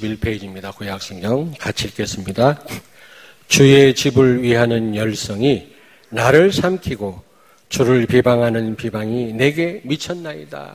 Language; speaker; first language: Korean; native; Korean